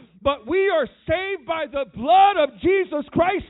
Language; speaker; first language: English; native; English